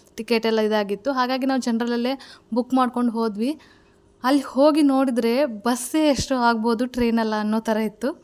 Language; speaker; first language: Kannada; native; Kannada